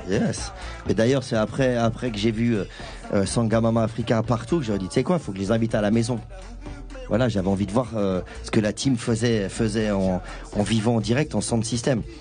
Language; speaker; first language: French; native; French